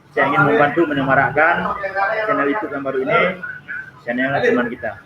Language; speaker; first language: Indonesian; non-native, local second language; Achinese